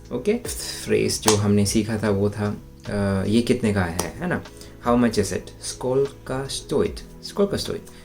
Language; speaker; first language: Hindi; non-native, local second language; Malayalam